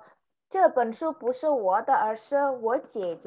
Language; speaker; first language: Chinese; non-native, fluent; Indonesian